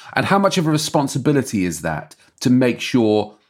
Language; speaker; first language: English; native; English